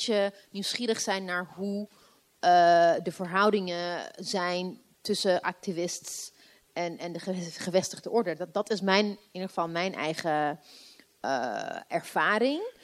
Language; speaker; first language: Dutch; non-native, fluent; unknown